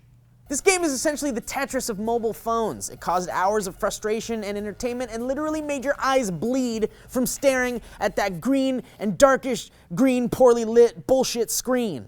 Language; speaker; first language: English; native; English